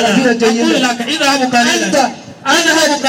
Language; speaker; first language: Arabic; non-native, learner; Swahili